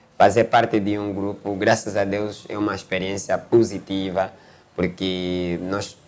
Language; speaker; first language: Portuguese; native; Portuguese